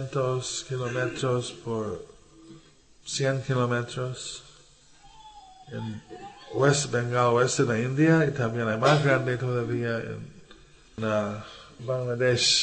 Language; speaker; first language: Spanish; non-native, learner; English